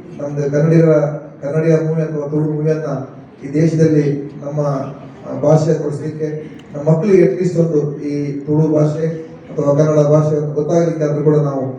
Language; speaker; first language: Kannada; non-native, local second language; Tulu